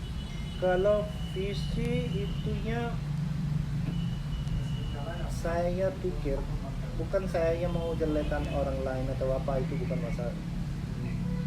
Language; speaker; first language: Indonesian; non-native, learner; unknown